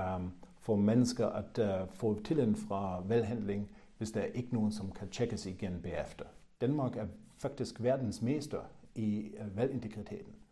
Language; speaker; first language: Danish; non-native, fluent; German